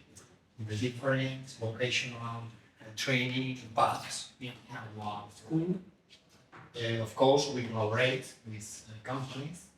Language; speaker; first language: English; non-native, fluent; Spanish